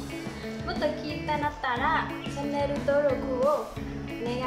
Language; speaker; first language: Japanese; non-native, learner; Burmese